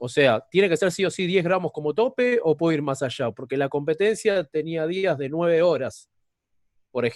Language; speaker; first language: Spanish; native; Spanish